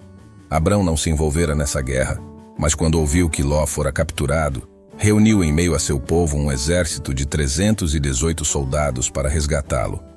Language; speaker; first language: Portuguese; native; Portuguese